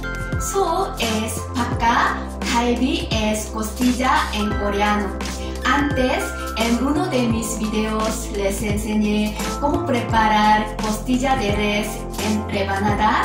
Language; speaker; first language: Spanish; non-native, fluent; Korean